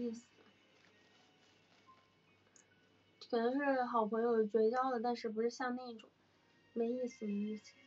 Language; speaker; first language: Chinese; native; Chinese